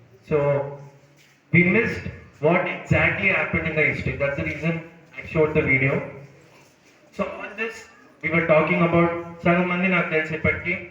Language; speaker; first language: English; non-native, local second language; Telugu